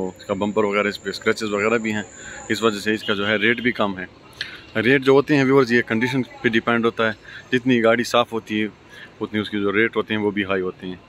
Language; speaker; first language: Urdu; non-native, local second language; Pashto